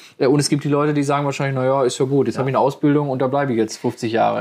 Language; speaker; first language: German; native; German